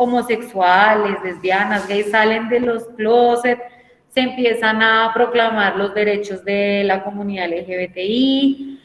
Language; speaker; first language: Spanish; native; Spanish